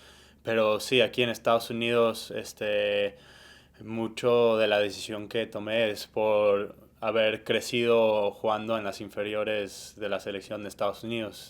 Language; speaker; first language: Spanish; early bilingual, heritage; Spanish